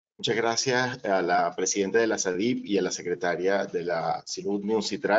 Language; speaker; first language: Spanish; native; Spanish